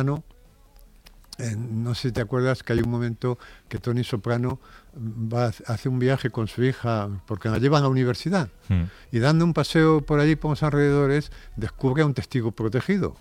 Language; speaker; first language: Spanish; native; Spanish